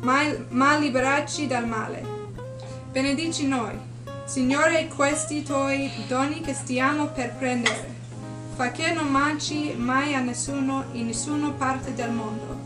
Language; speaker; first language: Italian; non-native, learner; English